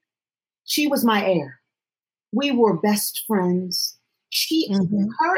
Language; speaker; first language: English; native; English